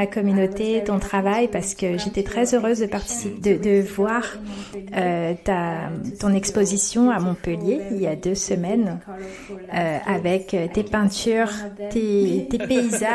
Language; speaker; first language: French; native; French